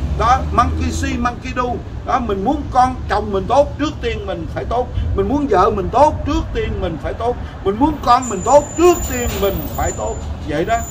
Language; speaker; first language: Vietnamese; native; Vietnamese